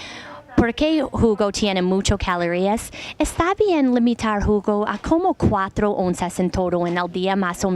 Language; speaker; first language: Spanish; non-native, learner; English